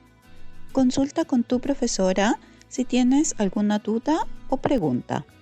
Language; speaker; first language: Spanish; non-native, fluent; Norwegian